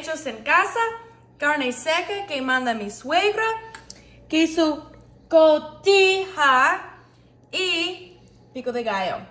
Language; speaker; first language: Spanish; non-native, learner; English